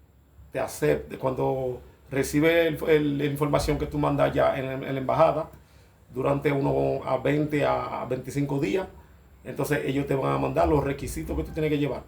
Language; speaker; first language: Spanish; non-native, fluent; Haitian Creole